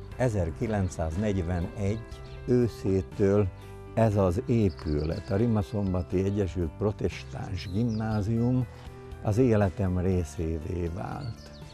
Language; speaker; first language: Hungarian; native; Hungarian